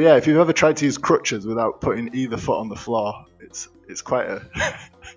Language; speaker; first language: English; native; English